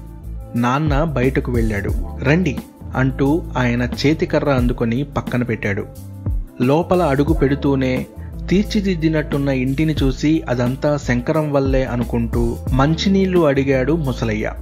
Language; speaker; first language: Telugu; native; Telugu